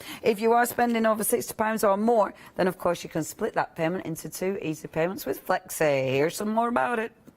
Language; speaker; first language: English; native; English